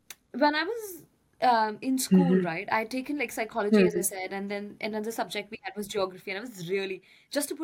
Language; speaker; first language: English; non-native, local second language; Hindi